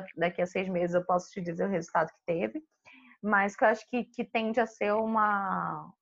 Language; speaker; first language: Portuguese; native; Portuguese